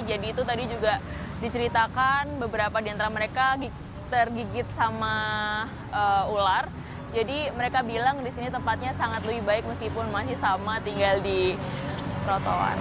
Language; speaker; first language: Indonesian; native; Indonesian